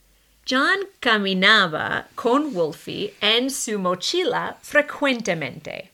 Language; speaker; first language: Spanish; non-native, fluent; English